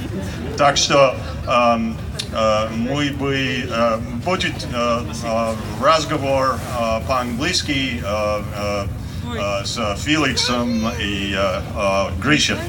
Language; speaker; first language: Russian; non-native, learner; English